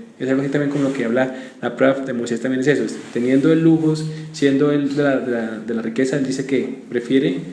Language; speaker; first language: Spanish; native; Spanish